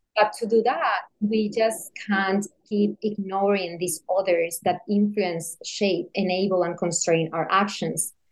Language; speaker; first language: English; non-native, fluent; Spanish